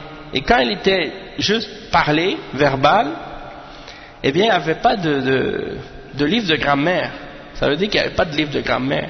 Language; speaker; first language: French; native; French